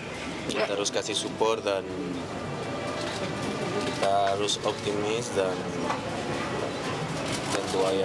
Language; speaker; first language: Indonesian; non-native, fluent; Spanish